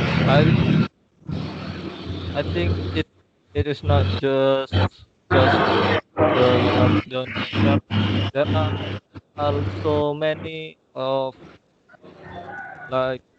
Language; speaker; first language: English; non-native, learner; Indonesian